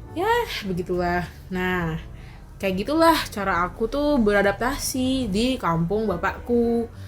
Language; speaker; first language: Indonesian; native; Indonesian